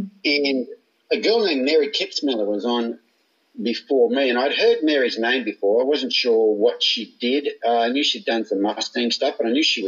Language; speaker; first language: English; native; English